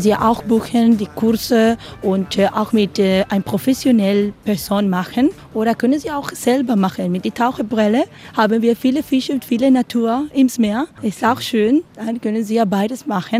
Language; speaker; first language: German; non-native, learner; Spanish